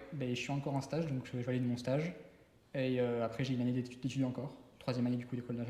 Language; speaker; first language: French; native; French